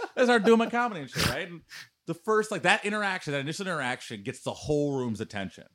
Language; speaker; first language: English; native; English